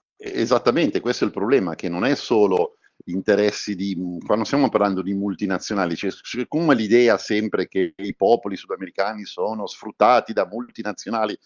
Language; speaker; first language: Italian; native; Italian